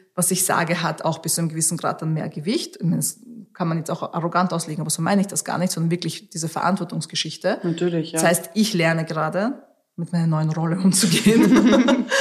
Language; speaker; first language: German; early bilingual, other home language; Russian